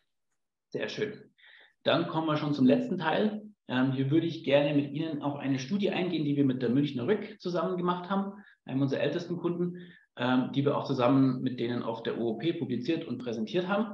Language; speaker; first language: German; native; German